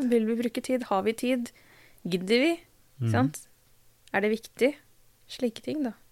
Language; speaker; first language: Norwegian; native; Norwegian